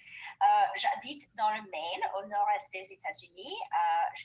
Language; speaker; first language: French; non-native, fluent; English